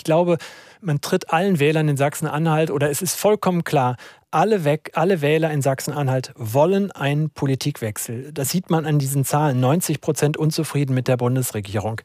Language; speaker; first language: German; native; German